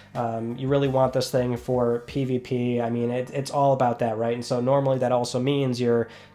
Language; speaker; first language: English; native; English